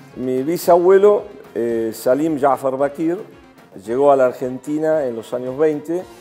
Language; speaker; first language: Spanish; early bilingual, other home language; Arabic